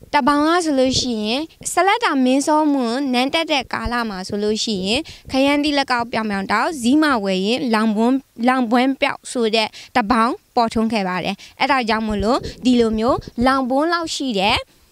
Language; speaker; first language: Burmese; native; Burmese